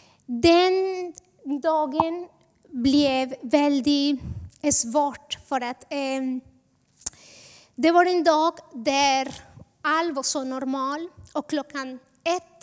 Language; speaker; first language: Swedish; non-native, fluent; Spanish